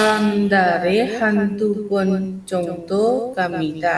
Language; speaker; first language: Korean; non-native, learner; Indonesian